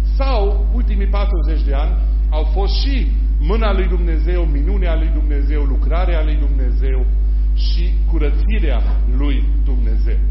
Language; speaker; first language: Romanian; non-native, fluent; German